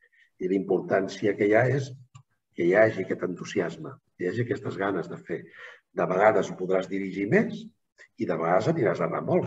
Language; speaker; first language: Catalan; native; Catalan